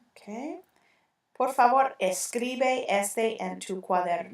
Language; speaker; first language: Spanish; non-native, fluent; English